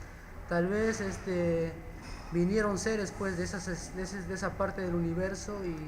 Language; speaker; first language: Spanish; native; Spanish